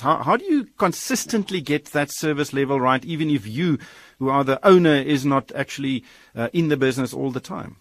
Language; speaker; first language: English; non-native, local second language; Afrikaans